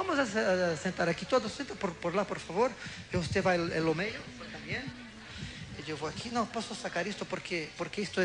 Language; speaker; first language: Spanish; non-native, learner; Portuguese